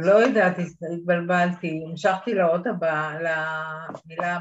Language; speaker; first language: Hebrew; native; Hebrew